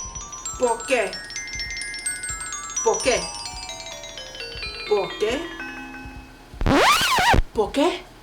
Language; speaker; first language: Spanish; non-native, learner; English